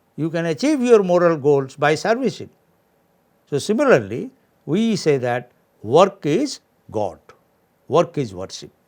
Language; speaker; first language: English; non-native, local second language; Odia